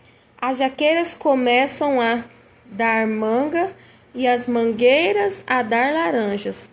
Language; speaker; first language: Portuguese; native; Portuguese